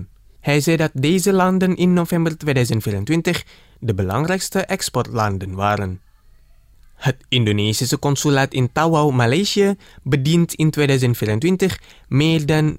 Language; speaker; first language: Dutch; non-native, fluent; Indonesian